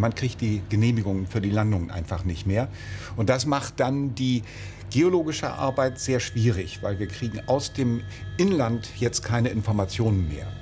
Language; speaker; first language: German; native; German